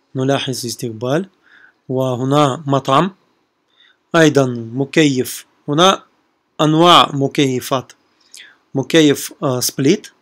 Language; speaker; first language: Arabic; non-native, fluent; Russian